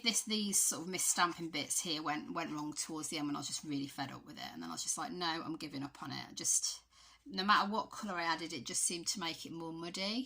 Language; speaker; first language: English; native; English